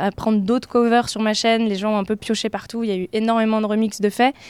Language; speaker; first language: French; native; French